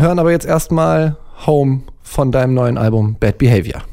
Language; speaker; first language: German; native; German